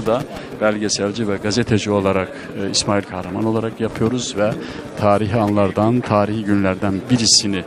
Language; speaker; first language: Turkish; native; Turkish